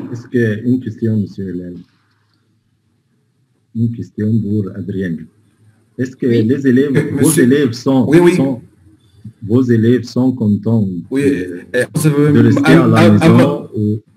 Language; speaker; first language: French; non-native, fluent; Arabic